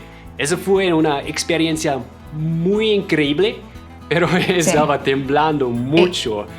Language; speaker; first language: Spanish; non-native, fluent; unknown